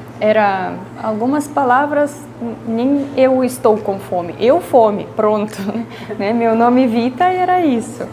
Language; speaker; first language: Portuguese; non-native, fluent; Russian